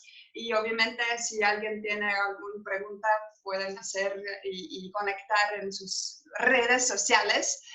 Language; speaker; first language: Spanish; non-native, learner; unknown